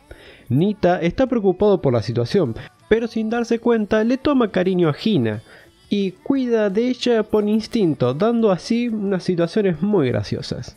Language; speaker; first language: Spanish; native; Spanish